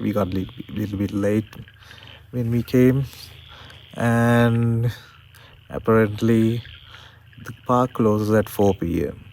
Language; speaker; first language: English; non-native, local second language; Sinhala